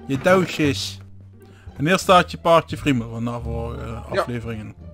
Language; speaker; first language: Dutch; native; Dutch